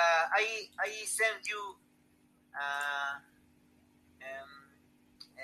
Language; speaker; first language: English; non-native, learner; Spanish